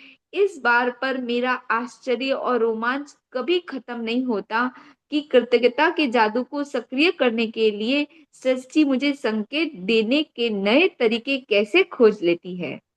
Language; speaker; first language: Hindi; native; Hindi